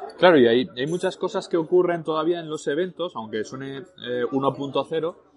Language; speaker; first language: Spanish; early bilingual, other home language; French